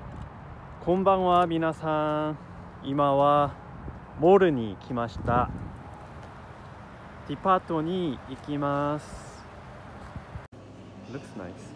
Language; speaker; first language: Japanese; non-native, learner; English